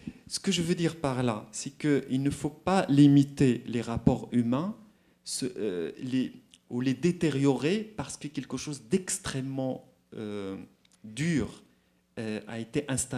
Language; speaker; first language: French; non-native, local second language; Arabic